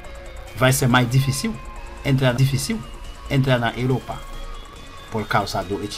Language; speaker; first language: Portuguese; non-native, learner; Haitian Creole